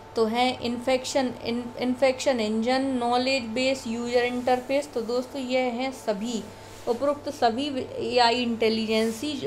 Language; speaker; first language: Hindi; native; Hindi